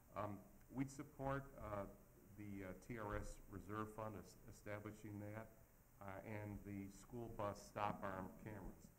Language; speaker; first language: English; native; English